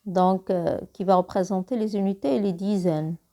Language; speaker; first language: French; non-native, local second language; Arabic